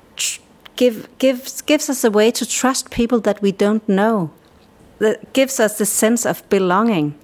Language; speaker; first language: English; non-native, fluent; Danish